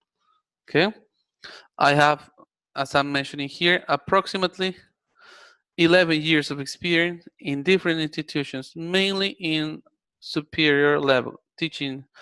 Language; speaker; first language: English; non-native, fluent; Spanish